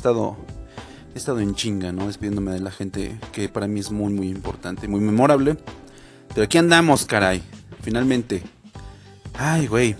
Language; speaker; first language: Spanish; native; Spanish